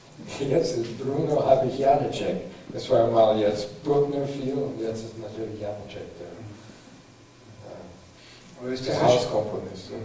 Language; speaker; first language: German; non-native, fluent; English